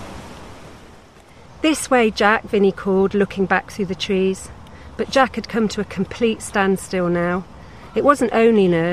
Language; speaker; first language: English; native; English